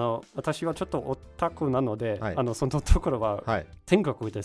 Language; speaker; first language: Japanese; non-native, learner; Danish